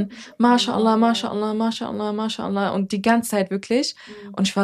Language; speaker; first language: German; early bilingual, other home language; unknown